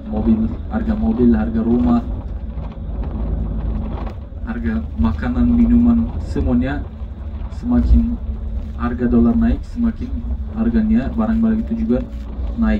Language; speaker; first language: Indonesian; non-native, fluent; Turkish